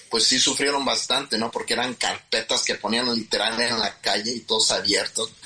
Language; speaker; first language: Spanish; native; Spanish